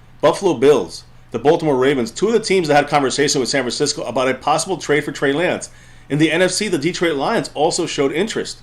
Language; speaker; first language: English; native; English